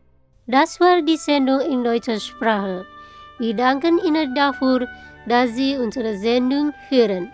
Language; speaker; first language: German; non-native, fluent; Indonesian